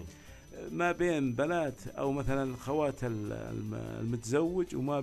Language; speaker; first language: Arabic; native; Arabic